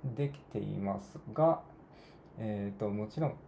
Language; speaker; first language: Japanese; non-native, learner; English